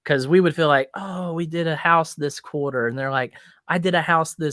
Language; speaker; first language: English; native; English